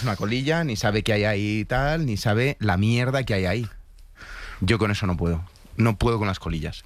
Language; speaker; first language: Spanish; native; Spanish